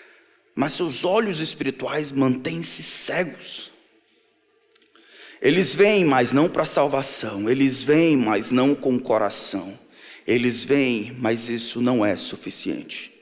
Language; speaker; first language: Portuguese; native; Portuguese